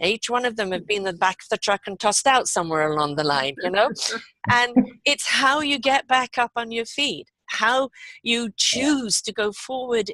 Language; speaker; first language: English; native; English